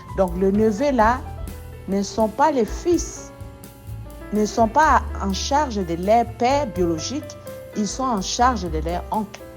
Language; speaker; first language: French; non-native, local second language; Lingala